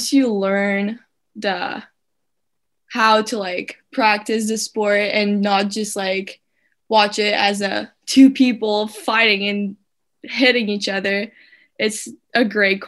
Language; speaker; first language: English; non-native, fluent; French